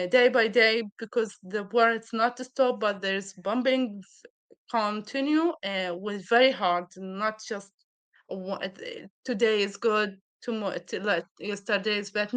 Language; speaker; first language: English; non-native, learner; Arabic